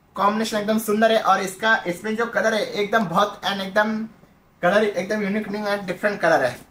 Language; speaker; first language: Hindi; non-native, local second language; Marathi